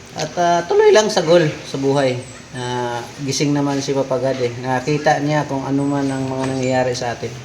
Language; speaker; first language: Filipino; native; Filipino